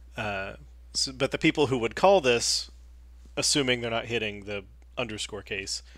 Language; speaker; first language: English; native; English